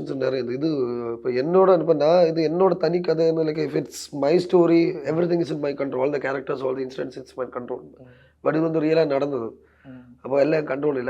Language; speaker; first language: Tamil; non-native, learner; Malayalam